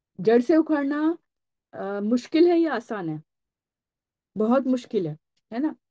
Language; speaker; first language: Hindi; non-native, local second language; Marathi